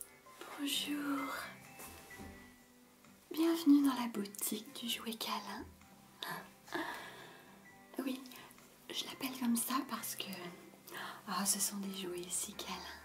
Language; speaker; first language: French; native; French